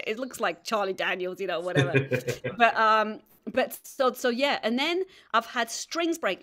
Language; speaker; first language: English; native; English